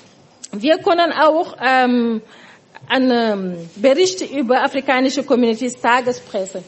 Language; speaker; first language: German; non-native, fluent; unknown